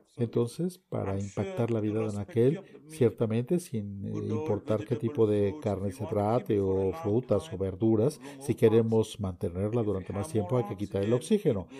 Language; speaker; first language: Spanish; non-native, fluent; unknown